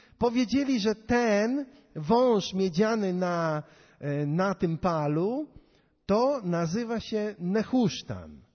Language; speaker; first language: Polish; native; Polish